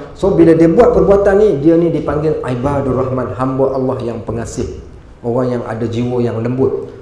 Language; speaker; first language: Malay; native; Malay